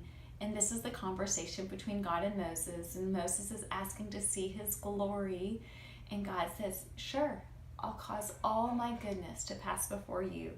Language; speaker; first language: English; native; English